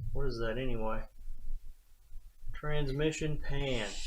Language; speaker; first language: English; native; English